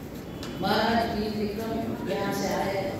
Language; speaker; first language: Hindi; non-native, local second language; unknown